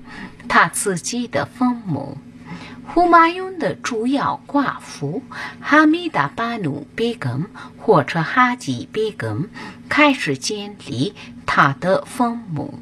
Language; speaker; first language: Chinese; non-native, learner; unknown